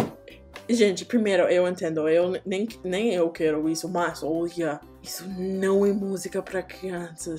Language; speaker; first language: Portuguese; non-native, learner; English